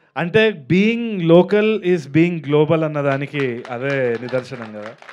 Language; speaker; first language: Telugu; native; Telugu